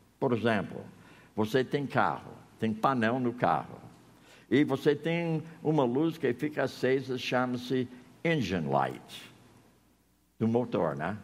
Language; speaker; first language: Portuguese; non-native, fluent; English